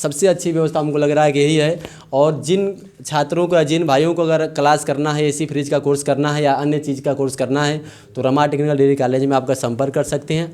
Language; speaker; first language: Hindi; native; Hindi